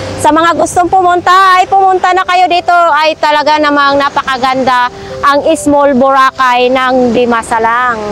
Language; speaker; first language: Filipino; non-native, local second language; Masbatenyo